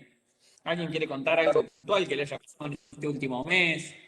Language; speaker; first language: Spanish; native; Spanish